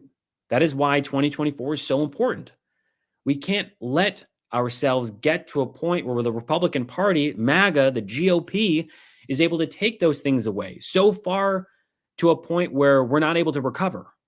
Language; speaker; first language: English; native; English